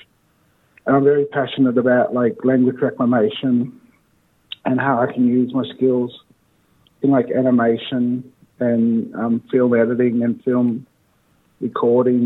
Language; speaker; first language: English; native; English